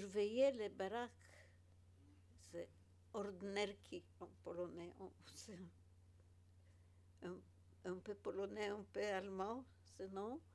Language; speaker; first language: French; non-native, fluent; Polish